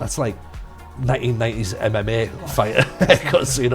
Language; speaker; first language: English; native; English